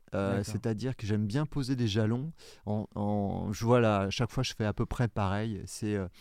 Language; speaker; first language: French; native; French